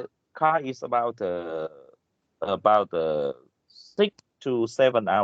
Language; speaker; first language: English; non-native, learner; Vietnamese